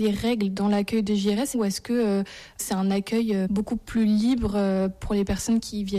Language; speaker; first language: French; native; French